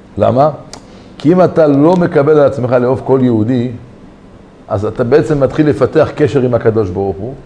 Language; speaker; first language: Hebrew; native; Hebrew